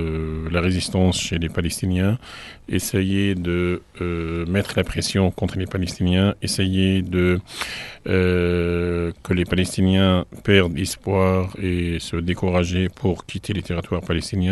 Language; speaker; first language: French; non-native, fluent; Arabic